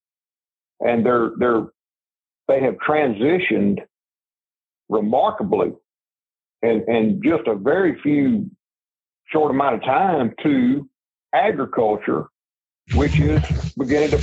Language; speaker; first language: English; native; English